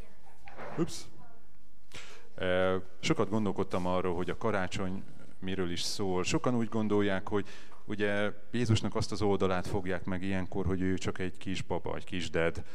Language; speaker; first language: Hungarian; native; Hungarian